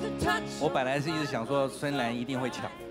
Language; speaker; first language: Chinese; native; Chinese